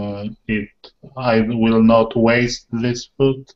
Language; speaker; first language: English; non-native, learner; Polish